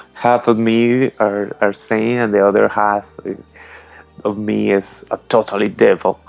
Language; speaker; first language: English; non-native, learner; Spanish